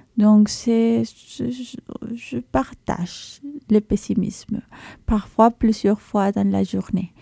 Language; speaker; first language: French; non-native, fluent; Spanish